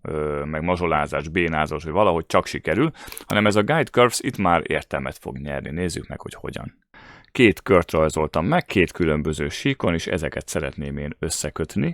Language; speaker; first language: Hungarian; native; Hungarian